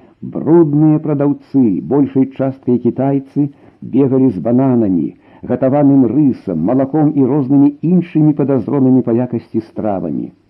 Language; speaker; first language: Belarusian; native; Belarusian